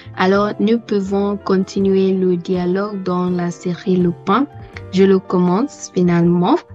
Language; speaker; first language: French; non-native, learner; English